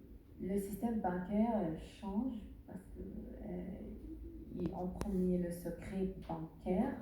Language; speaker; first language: French; non-native, learner; Arabic